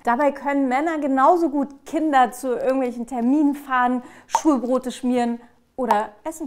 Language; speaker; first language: German; native; German